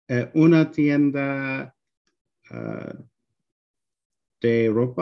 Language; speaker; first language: Spanish; non-native, learner; English